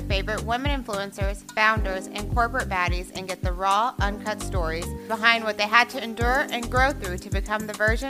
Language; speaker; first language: English; native; English